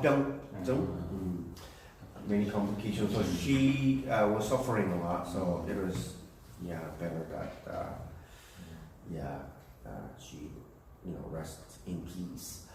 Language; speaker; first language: English; early bilingual, other home language; Korean